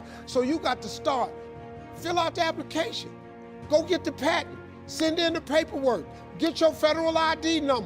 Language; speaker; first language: English; native; English